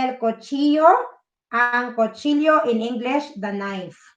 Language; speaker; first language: Spanish; non-native, fluent; Filipino